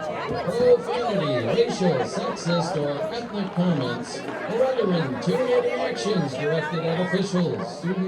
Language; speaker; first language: English; native; English